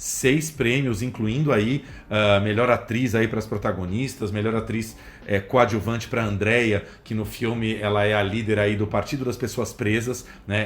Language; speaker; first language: Portuguese; native; Portuguese